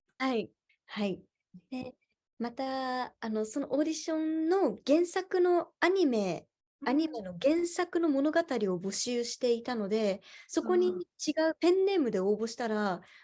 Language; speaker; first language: Japanese; native; Japanese